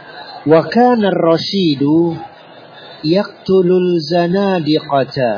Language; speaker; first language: Arabic; non-native, fluent; Indonesian